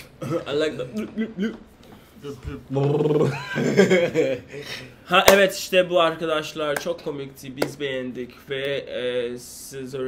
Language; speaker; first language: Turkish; non-native, fluent; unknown